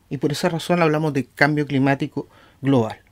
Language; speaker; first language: Spanish; native; Spanish